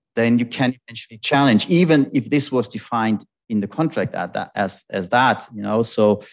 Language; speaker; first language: English; non-native, fluent; German